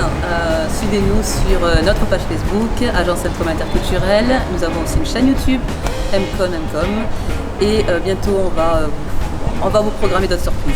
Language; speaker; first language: French; native; French